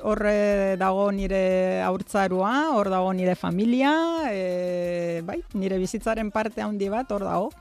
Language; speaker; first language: Basque; non-native, fluent; Romanian